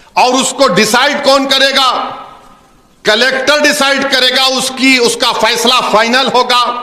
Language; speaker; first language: Urdu; native; Urdu